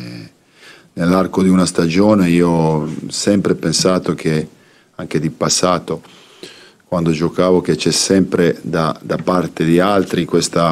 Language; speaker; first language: Italian; non-native, fluent; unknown